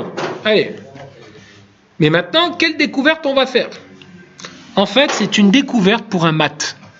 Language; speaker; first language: French; native; French